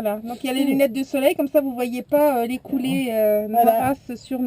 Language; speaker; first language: French; native; French